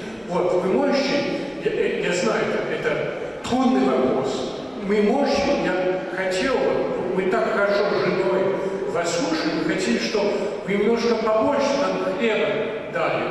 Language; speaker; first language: Russian; non-native, learner; French